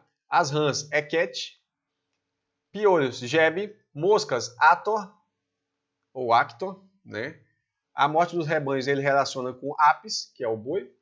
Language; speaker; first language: Portuguese; native; Portuguese